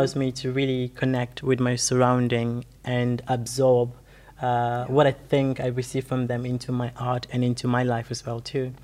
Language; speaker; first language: English; non-native, local second language; Wolof